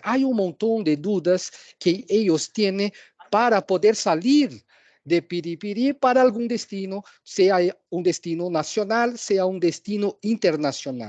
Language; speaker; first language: Spanish; non-native, fluent; Portuguese